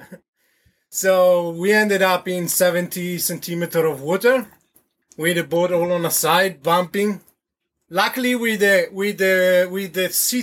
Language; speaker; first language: English; non-native, fluent; Italian